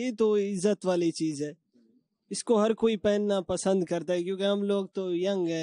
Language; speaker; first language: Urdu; non-native, local second language; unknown